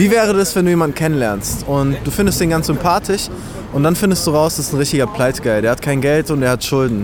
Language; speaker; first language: German; native; German